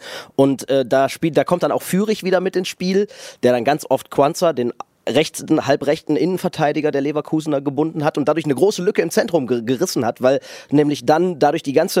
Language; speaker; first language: German; native; German